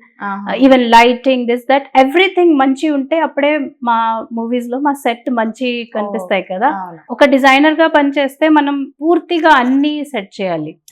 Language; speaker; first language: Telugu; non-native, learner; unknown